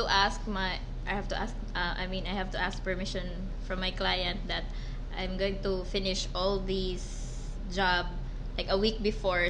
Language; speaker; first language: English; non-native, local second language; Cebuano